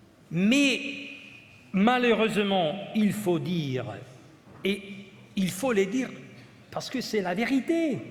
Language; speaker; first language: French; non-native, fluent; Italian